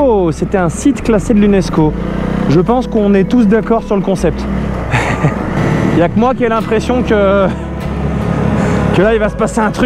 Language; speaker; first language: French; native; French